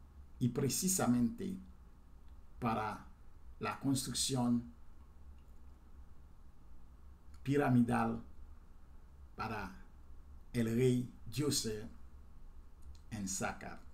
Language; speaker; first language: Spanish; non-native, fluent; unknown